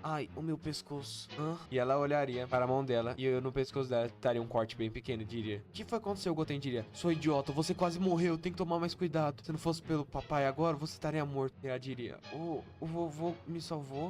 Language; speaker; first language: Portuguese; native; Portuguese